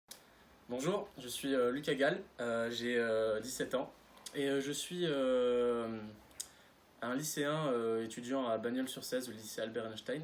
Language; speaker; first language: French; native; French